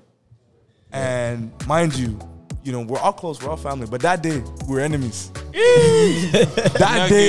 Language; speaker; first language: English; native; English